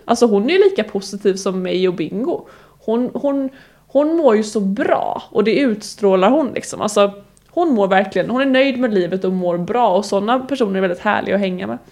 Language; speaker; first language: Swedish; native; Swedish